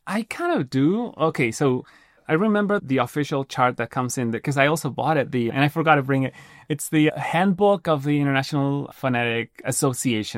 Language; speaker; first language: English; non-native, fluent; Spanish